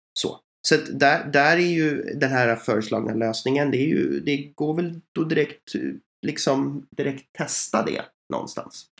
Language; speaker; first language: Swedish; native; Swedish